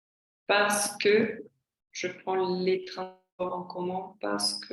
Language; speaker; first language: French; non-native, fluent; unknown